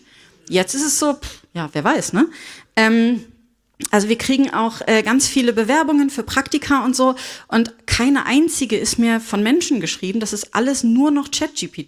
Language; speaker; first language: German; native; German